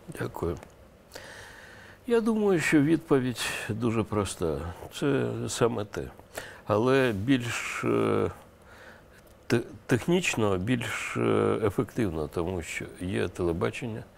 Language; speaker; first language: Ukrainian; non-native, local second language; Russian